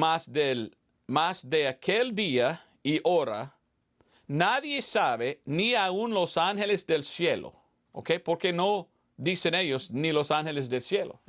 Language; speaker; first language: Spanish; non-native, fluent; English